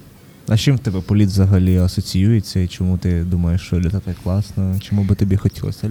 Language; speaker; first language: Ukrainian; native; Ukrainian